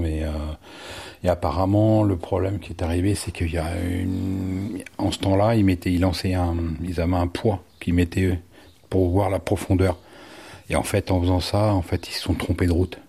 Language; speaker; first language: French; native; French